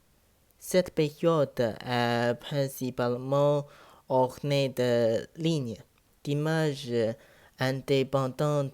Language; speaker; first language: French; non-native, learner; Chinese